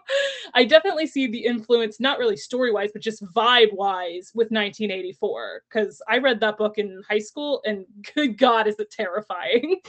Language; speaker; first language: English; native; English